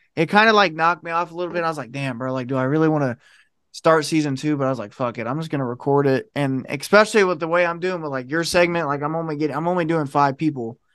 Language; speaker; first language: English; native; English